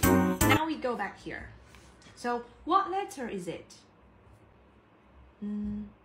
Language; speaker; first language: English; non-native, fluent; Thai